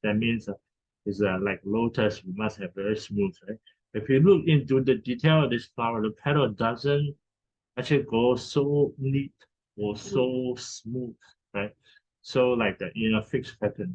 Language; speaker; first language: English; non-native, fluent; Chinese